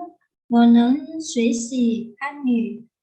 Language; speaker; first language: Chinese; non-native, learner; Indonesian